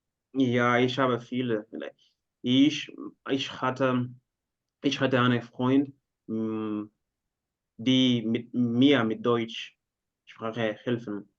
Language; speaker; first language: German; non-native, learner; Portuguese